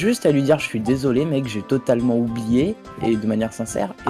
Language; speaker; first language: French; native; French